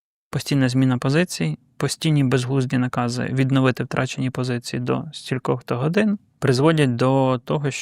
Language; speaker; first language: Ukrainian; native; Ukrainian